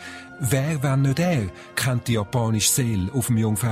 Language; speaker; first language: German; native; German